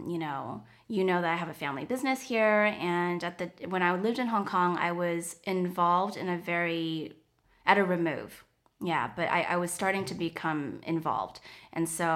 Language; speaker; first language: English; non-native, fluent; Chinese